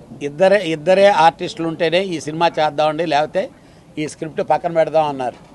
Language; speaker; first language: Telugu; native; Telugu